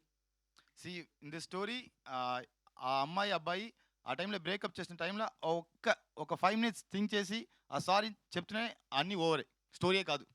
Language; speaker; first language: Telugu; non-native, learner; Tamil